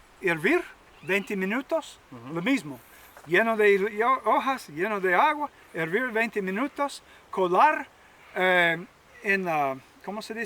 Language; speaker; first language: Spanish; non-native, learner; English